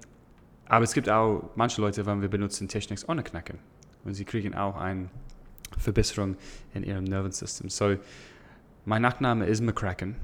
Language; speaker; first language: German; non-native, learner; English